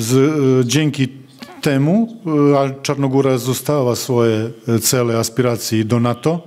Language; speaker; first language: Polish; non-native, fluent; Serbian